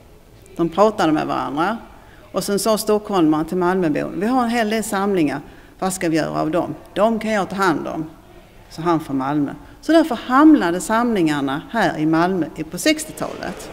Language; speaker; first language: Swedish; native; Swedish